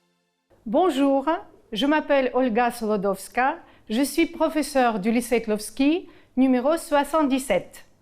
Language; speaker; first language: French; non-native, fluent; Ukrainian